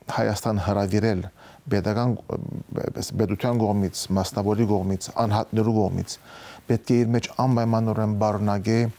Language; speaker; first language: Armenian; early bilingual, heritage; Armenian